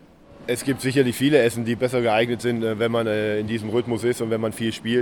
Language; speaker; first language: German; native; German